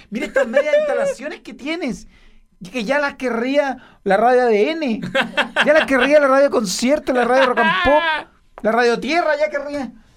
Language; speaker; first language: Spanish; native; Spanish